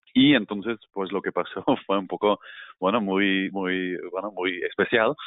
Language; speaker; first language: Spanish; non-native, fluent; Dutch